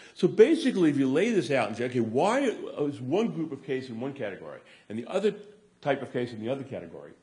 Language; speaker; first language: English; native; English